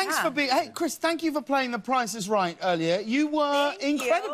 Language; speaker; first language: English; native; English